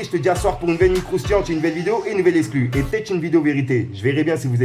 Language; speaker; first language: French; native; French